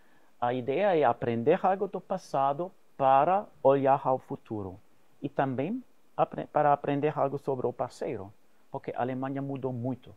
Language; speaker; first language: Portuguese; non-native, fluent; German